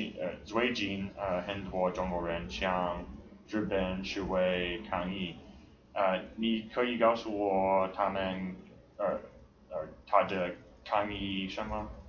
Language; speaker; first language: Chinese; non-native, learner; English